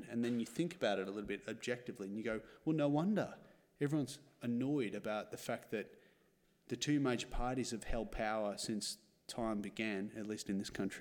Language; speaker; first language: English; native; English